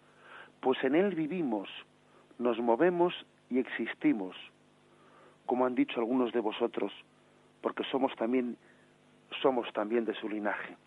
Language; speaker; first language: Spanish; native; Spanish